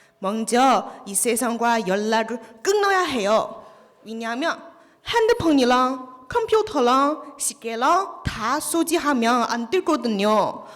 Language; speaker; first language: Korean; non-native, learner; Chinese